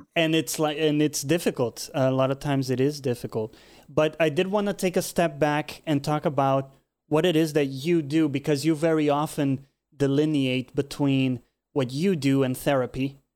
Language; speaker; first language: English; non-native, fluent; Portuguese